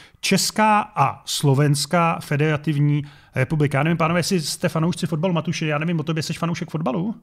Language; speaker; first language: Czech; native; Czech